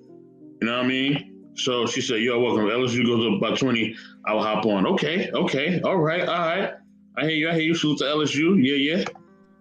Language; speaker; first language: English; native; English